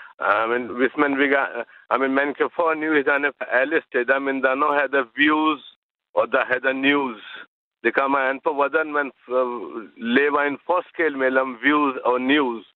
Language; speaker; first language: Danish; non-native, learner; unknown